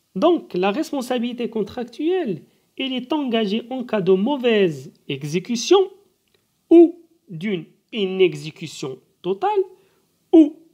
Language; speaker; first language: French; non-native, local second language; Arabic